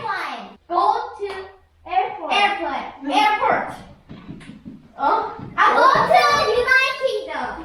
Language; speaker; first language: English; non-native, learner; Korean